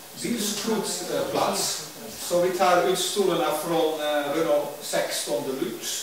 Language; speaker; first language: Swedish; non-native, learner; Dutch